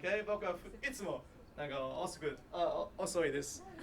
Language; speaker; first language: Japanese; non-native, learner; English